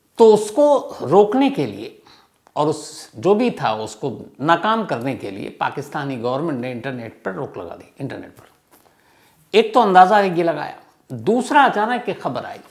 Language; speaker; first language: Hindi; native; Hindi